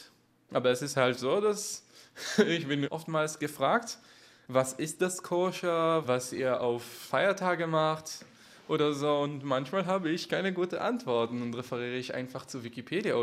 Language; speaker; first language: German; non-native, fluent; Hebrew